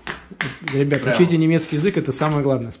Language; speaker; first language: Russian; native; Russian